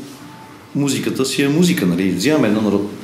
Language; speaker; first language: Bulgarian; native; Bulgarian